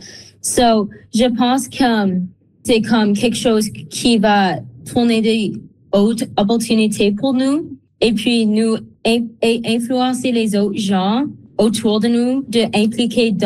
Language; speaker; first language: French; non-native, local second language; English